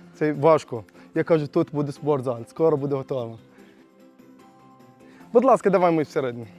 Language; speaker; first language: Ukrainian; non-native, learner; Arabic